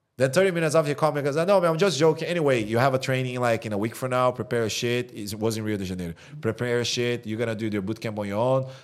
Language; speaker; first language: English; non-native, fluent; Portuguese